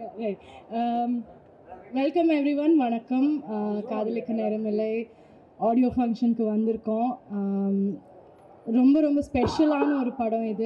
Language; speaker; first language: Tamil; non-native, fluent; Malayalam